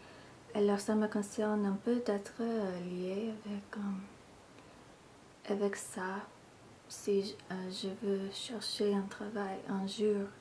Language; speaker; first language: French; non-native, learner; English